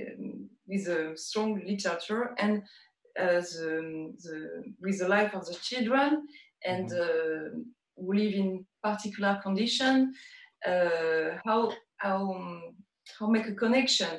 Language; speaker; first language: English; non-native, learner; French